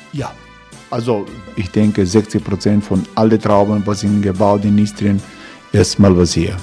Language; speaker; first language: German; non-native, fluent; Croatian